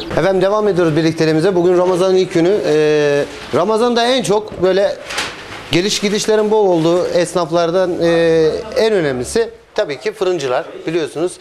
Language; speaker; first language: Turkish; native; Turkish